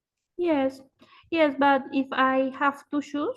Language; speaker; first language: English; non-native, learner; Spanish